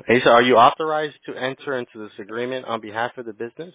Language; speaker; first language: English; early bilingual, other home language; Spanish